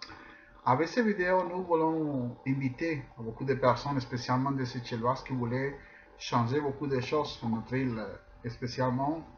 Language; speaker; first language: French; non-native, fluent; Spanish